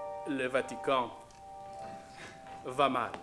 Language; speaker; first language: French; native; French